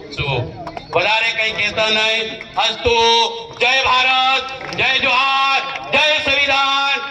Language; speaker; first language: Gujarati; non-native, local second language; Bhili